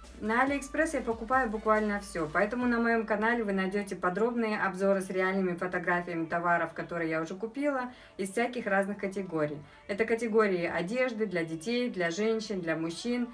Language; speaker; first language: Russian; native; Russian